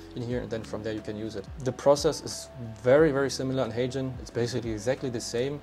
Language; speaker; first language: English; non-native, fluent; German